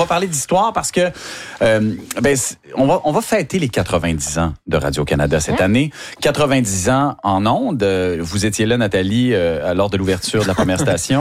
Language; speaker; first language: French; native; French